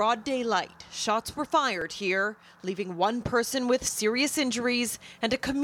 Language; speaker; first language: English; non-native, fluent; Russian